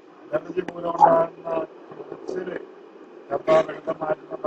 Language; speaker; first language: Malayalam; native; Malayalam